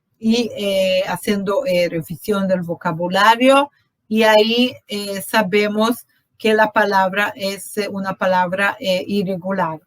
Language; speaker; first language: Spanish; non-native, fluent; Portuguese